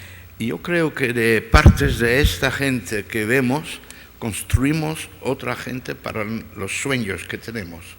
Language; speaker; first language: Spanish; non-native, fluent; Dutch